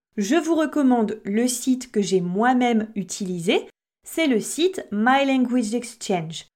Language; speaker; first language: French; native; French